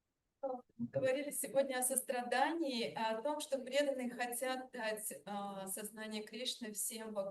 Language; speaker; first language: Russian; native; Russian